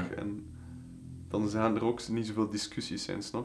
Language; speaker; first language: Dutch; native; Dutch